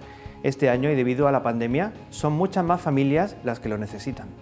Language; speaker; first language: Spanish; native; Spanish